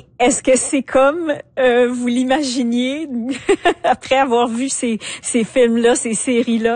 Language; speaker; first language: French; native; French